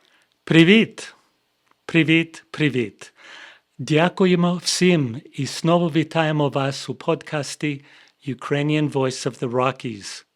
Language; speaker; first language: Ukrainian; non-native, fluent; English